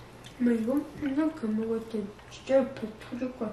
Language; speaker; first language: Korean; early bilingual, heritage; Korean